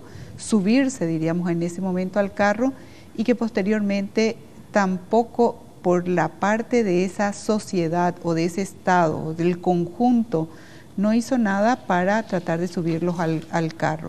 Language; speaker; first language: Spanish; native; Spanish